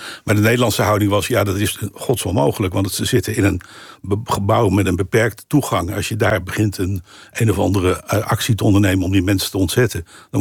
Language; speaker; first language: Dutch; native; Dutch